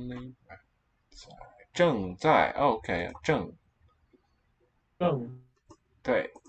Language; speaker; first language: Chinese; non-native, learner; English